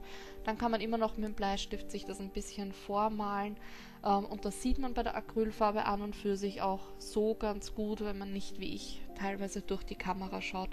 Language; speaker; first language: German; native; German